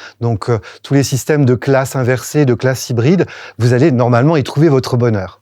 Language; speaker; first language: French; native; French